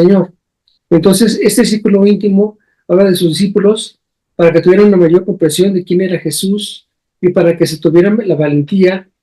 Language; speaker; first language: Spanish; native; Spanish